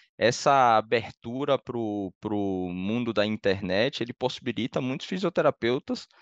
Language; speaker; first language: Portuguese; native; Portuguese